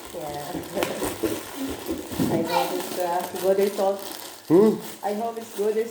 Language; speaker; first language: English; non-native, local second language; Filipino